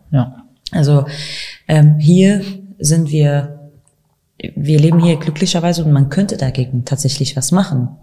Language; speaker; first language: German; non-native, fluent; Kurdish